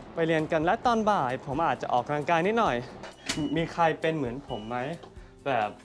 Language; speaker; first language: Thai; early bilingual, other home language; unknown